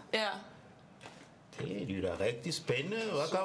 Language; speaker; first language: Danish; non-native, fluent; French